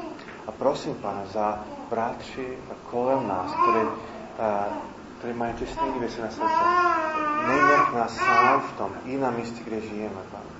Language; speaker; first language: Czech; non-native, fluent; English